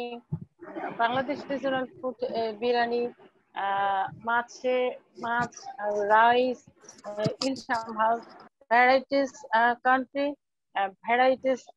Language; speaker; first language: English; non-native, learner; Bangla